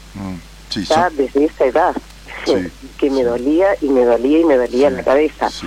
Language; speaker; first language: Spanish; native; Spanish